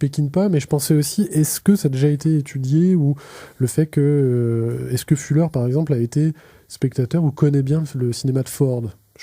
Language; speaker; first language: French; native; French